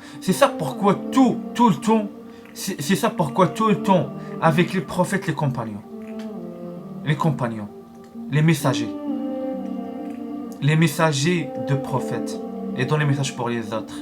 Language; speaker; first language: French; non-native, learner; Arabic